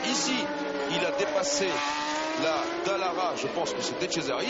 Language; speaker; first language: French; native; French